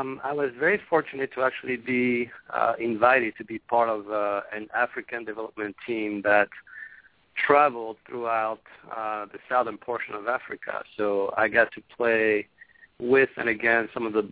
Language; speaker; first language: English; non-native, local second language; French